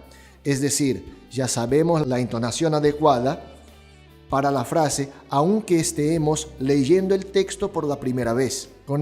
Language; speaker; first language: Spanish; non-native, fluent; Portuguese